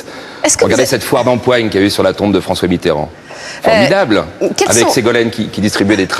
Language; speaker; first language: French; native; French